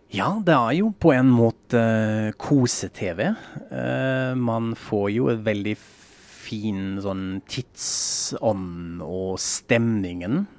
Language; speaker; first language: Norwegian; non-native, fluent; German